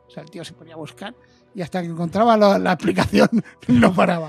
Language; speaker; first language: Spanish; native; Spanish